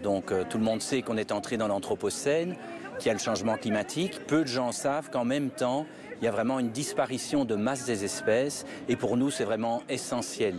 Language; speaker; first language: French; native; French